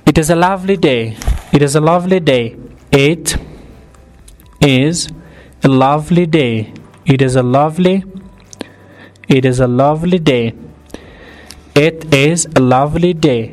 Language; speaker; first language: English; non-native, fluent; Persian